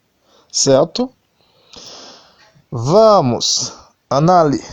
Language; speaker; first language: Portuguese; non-native, fluent; Haitian Creole